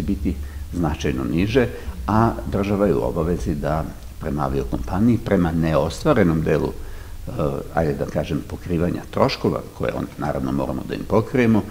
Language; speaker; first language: Serbian; native; Serbian